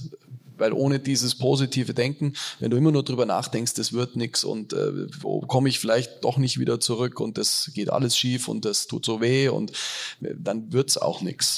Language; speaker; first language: German; native; German